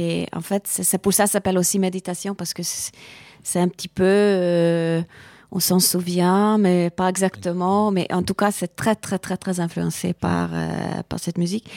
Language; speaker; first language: French; non-native, fluent; Hungarian